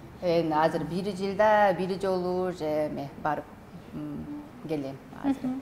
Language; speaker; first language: Kyrgyz; non-native, learner; Korean